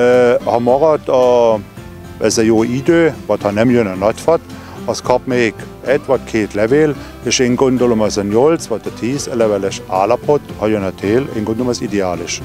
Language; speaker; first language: Hungarian; non-native, fluent; German